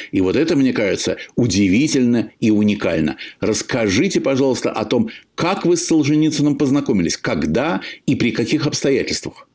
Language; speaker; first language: Russian; native; Russian